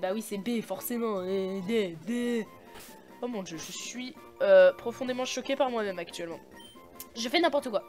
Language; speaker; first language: French; native; French